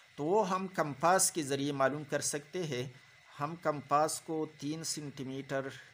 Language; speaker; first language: Urdu; non-native, local second language; Pashto